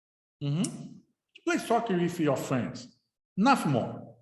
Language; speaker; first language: English; non-native, fluent; Portuguese